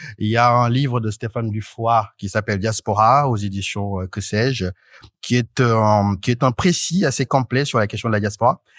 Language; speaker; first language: French; non-native, local second language; Wolof